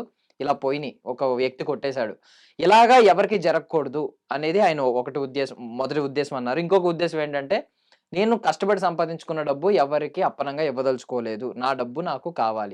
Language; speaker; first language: Telugu; native; Telugu